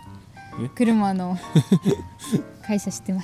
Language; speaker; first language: Japanese; non-native, learner; German